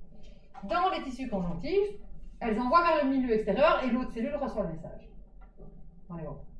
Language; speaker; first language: French; native; French